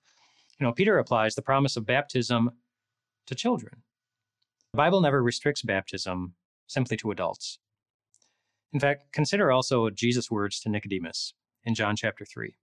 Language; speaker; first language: English; native; English